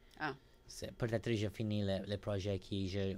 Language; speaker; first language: French; non-native, learner; English